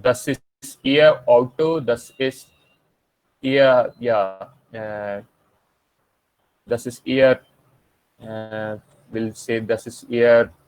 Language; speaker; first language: German; non-native, fluent; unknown